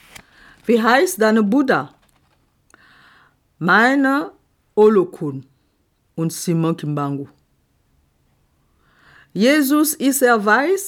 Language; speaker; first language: German; non-native, fluent; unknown